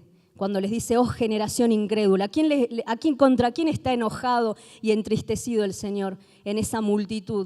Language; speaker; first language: Spanish; native; Spanish